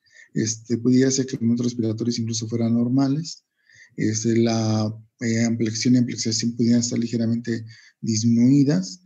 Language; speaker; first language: Spanish; native; Spanish